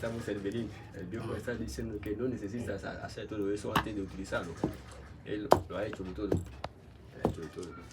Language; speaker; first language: Spanish; non-native, learner; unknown